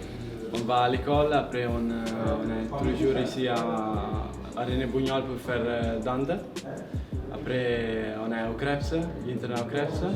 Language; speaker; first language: French; non-native, learner; Italian